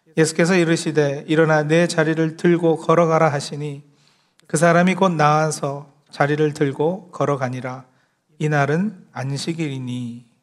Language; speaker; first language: Korean; early bilingual, heritage; Korean